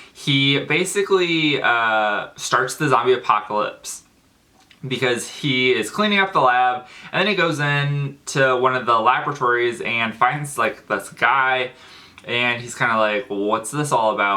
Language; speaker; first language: English; native; English